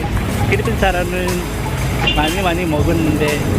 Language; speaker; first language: Korean; non-native, learner; Cebuano